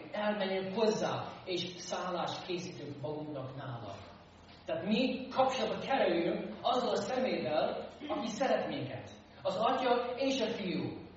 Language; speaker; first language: Hungarian; non-native, fluent; English